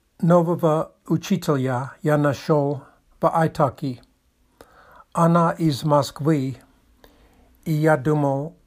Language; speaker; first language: Russian; non-native, learner; English